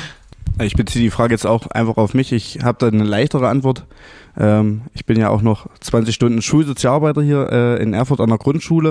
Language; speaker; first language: German; native; German